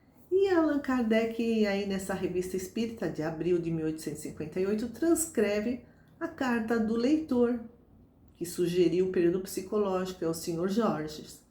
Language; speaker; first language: Portuguese; native; Portuguese